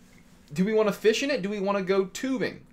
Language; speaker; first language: English; native; English